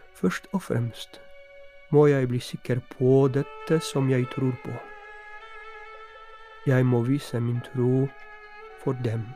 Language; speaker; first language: Norwegian; non-native, fluent; Polish